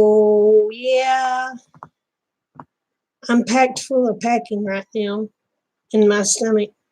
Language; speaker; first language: English; native; English